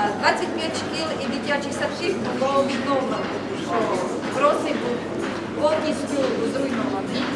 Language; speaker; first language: Ukrainian; non-native, fluent; Czech